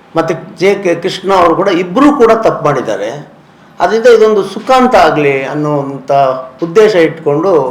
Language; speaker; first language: Kannada; native; Kannada